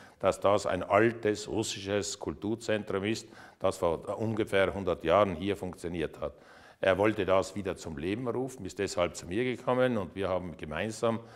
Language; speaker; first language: German; native; German